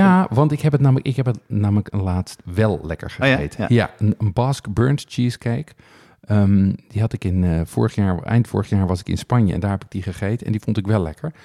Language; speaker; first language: Dutch; native; Dutch